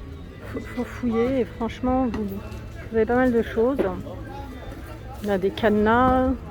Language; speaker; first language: French; native; French